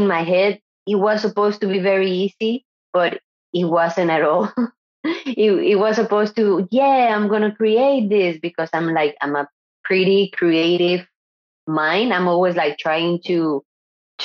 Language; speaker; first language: English; non-native, fluent; Spanish